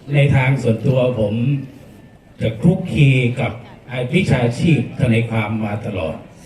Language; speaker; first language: Thai; native; Thai